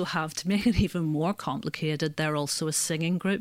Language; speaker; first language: English; native; English